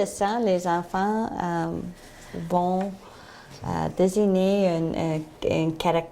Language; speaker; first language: French; non-native, learner; English